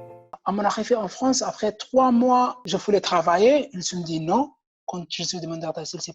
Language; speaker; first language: French; non-native, learner; Somali